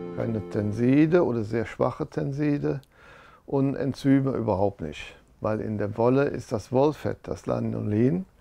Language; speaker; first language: German; native; German